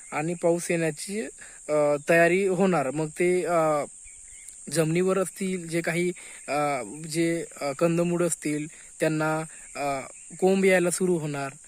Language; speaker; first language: Marathi; non-native, local second language; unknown